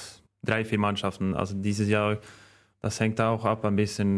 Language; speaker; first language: German; non-native, fluent; Norwegian